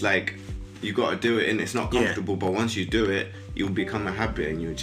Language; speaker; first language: English; non-native, local second language; Shona